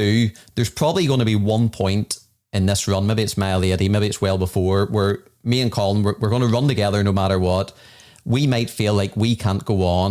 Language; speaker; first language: English; native; English